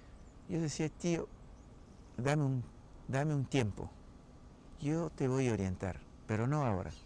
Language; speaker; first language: Spanish; non-native, local second language; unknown